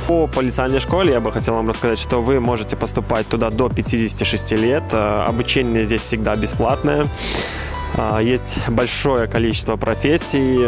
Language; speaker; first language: Russian; native; Russian